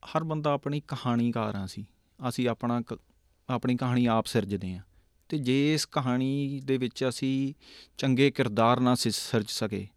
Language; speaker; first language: Punjabi; native; Punjabi